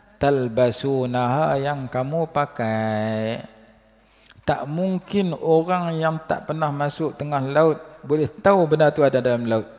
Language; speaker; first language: Malay; native; Malay